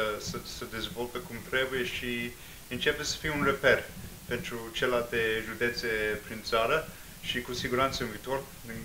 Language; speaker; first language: Romanian; non-native, fluent; English